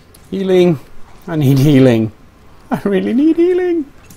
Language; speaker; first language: English; non-native, fluent; Danish